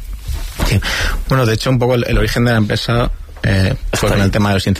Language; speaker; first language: Spanish; native; Spanish